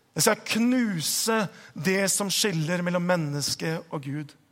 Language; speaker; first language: Norwegian; native; Norwegian